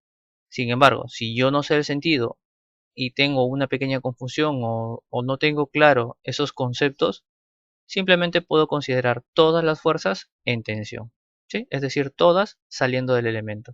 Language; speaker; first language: Spanish; native; Spanish